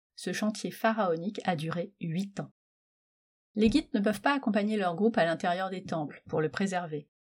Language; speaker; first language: French; native; French